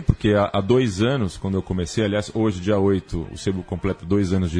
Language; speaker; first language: Portuguese; native; Portuguese